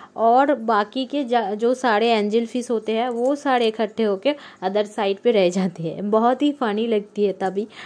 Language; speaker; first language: Hindi; non-native, local second language; Bangla